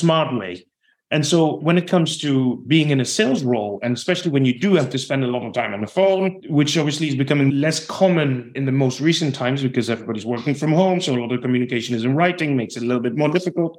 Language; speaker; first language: English; non-native, fluent; Dutch